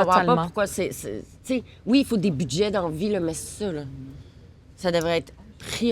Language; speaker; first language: French; native; French